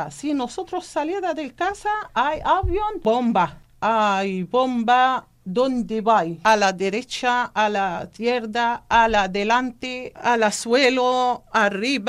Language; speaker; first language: Spanish; non-native, learner; Arabic